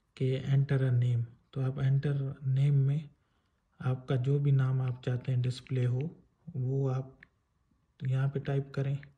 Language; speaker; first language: Urdu; non-native, local second language; Sindhi